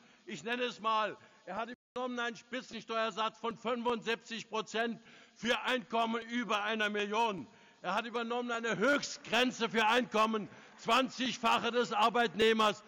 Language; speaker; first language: German; native; German